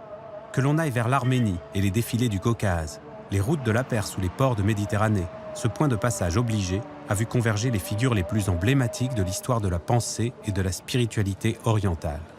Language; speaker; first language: French; native; French